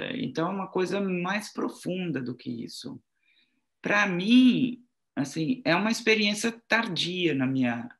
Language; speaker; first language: Portuguese; non-native, fluent; French